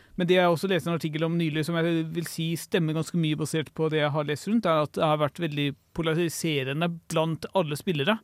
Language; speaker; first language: Norwegian; native; Norwegian